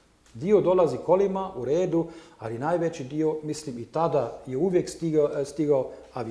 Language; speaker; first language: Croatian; non-native, learner; German